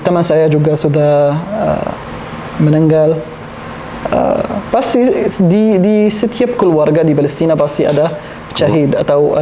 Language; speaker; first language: Indonesian; non-native, learner; Arabic